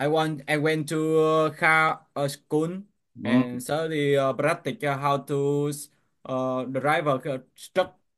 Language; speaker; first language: English; non-native, learner; Vietnamese